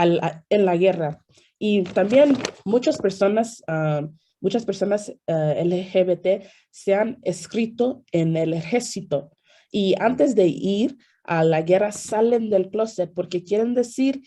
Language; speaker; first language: Spanish; early bilingual, heritage; Spanish